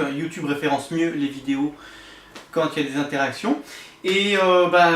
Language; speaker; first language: French; native; French